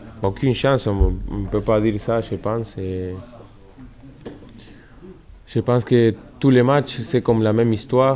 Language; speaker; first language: French; non-native, fluent; Spanish